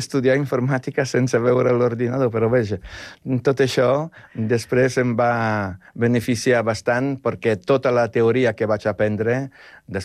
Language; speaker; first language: Catalan; non-native, fluent; Polish